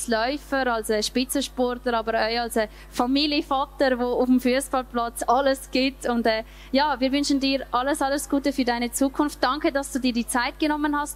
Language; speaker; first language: German; native; German